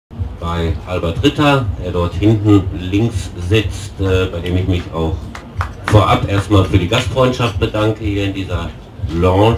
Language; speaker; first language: German; native; German